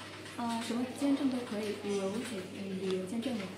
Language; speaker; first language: Chinese; non-native, fluent; Vietnamese